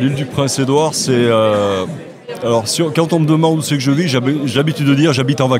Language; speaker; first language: French; native; French